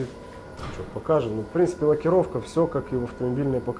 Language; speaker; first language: Russian; native; Russian